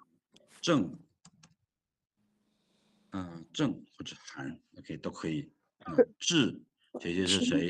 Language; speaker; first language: Chinese; non-native, fluent; Lao